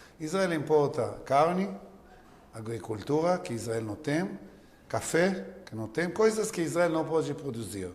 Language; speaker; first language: Portuguese; non-native, learner; Hebrew